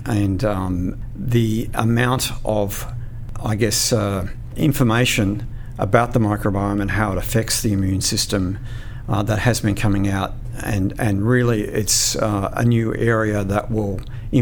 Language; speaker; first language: English; native; English